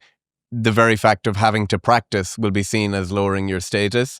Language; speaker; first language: English; native; English